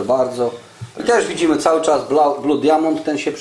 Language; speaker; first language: Polish; native; Polish